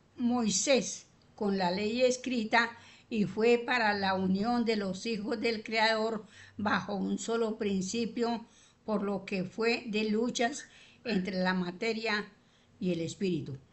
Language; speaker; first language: Spanish; native; Spanish